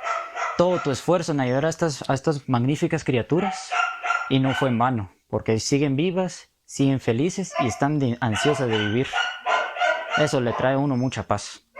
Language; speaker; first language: Spanish; native; Spanish